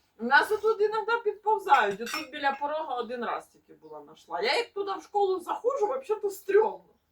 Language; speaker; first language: Ukrainian; native; Ukrainian